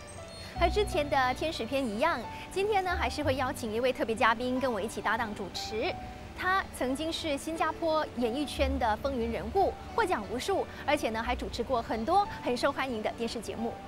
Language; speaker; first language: Chinese; native; Chinese